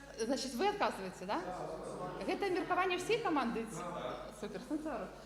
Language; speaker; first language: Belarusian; non-native, local second language; Russian